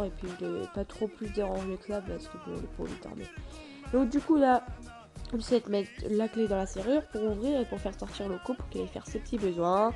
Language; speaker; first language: French; native; French